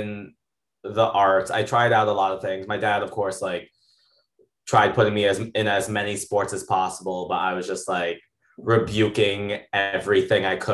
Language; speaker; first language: English; native; English